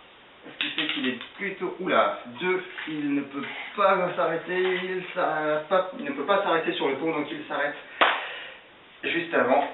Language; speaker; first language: French; native; French